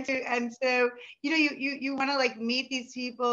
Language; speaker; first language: English; native; English